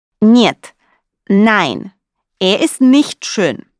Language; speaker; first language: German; non-native, fluent; Russian